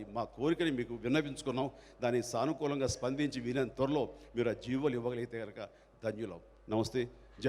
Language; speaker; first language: Telugu; native; Telugu